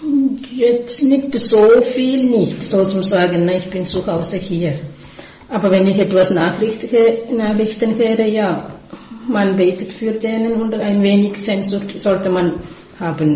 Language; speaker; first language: German; non-native, learner; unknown